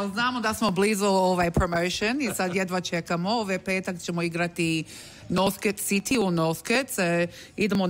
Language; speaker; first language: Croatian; early bilingual, heritage; Croatian